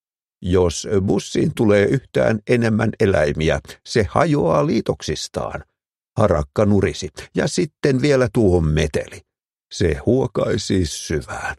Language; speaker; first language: Finnish; native; Finnish